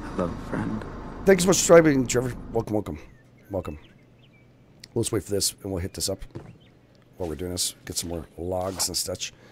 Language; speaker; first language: English; native; English